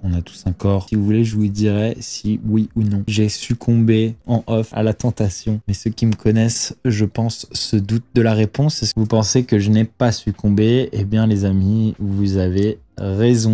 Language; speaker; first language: French; native; French